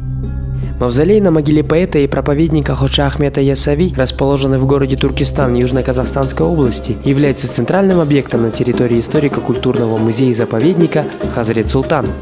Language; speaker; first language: Russian; native; Russian